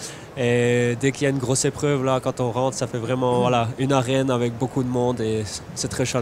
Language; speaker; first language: French; native; French